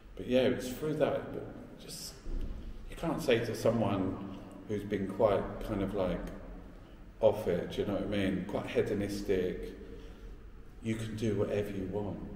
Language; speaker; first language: English; native; English